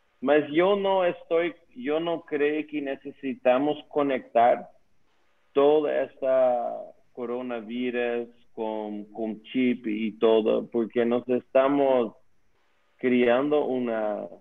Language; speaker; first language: Spanish; non-native, learner; Dutch